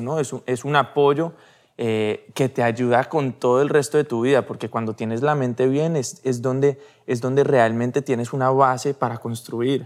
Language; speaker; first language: Spanish; early bilingual, heritage; Spanish